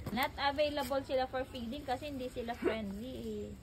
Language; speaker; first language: Filipino; native; Filipino